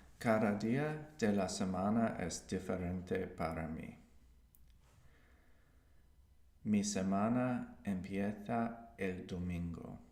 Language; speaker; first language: Spanish; non-native, learner; English